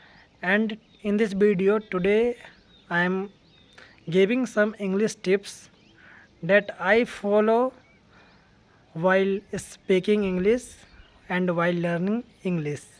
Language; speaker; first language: English; non-native, learner; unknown